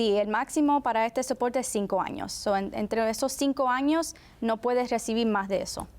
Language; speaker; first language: Spanish; early bilingual, heritage; Spanish